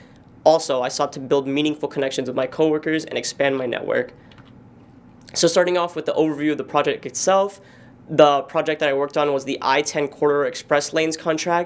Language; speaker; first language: English; native; English